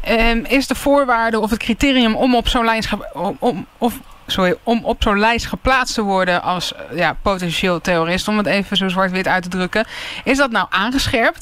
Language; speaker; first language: Dutch; native; Dutch